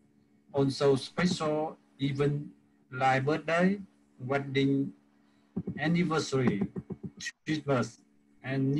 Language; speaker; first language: English; non-native, learner; Vietnamese